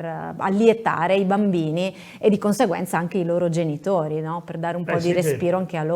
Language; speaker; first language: Italian; native; Italian